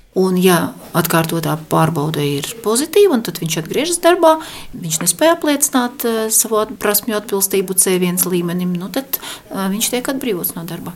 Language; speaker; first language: Latvian; non-native, local second language; Russian